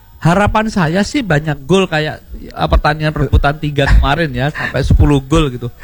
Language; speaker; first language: Indonesian; native; Indonesian